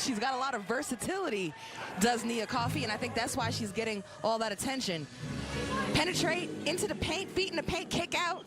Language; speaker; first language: English; native; English